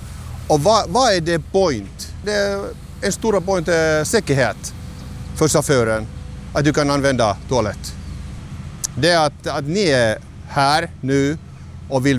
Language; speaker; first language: Swedish; non-native, local second language; Finnish